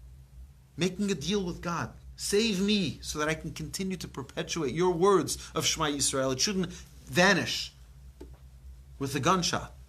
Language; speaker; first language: English; native; English